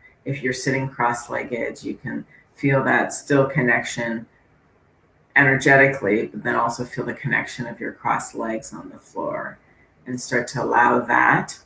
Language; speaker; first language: English; native; English